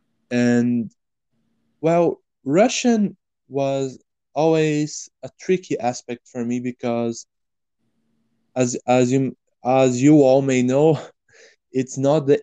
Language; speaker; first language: English; non-native, fluent; Portuguese